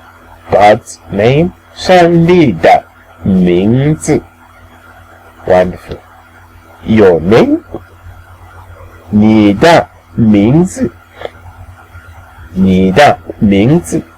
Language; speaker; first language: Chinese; non-native, fluent; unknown